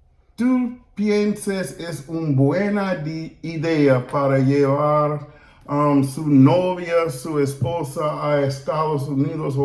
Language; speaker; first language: Spanish; non-native, learner; English